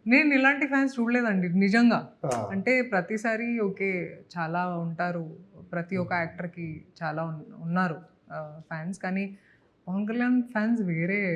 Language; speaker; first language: Telugu; non-native, local second language; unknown